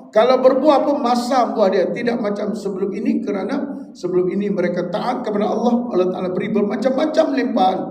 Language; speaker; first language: Malay; native; Malay